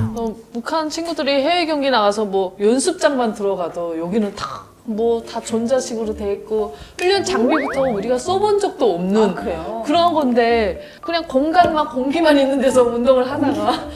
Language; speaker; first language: Korean; native; Korean